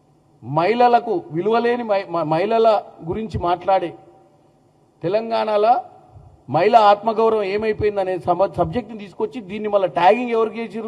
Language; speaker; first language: Telugu; native; Telugu